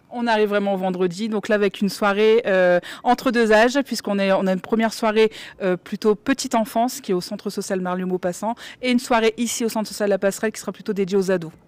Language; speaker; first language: French; native; French